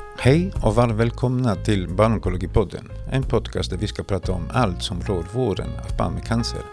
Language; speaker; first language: Swedish; non-native, fluent; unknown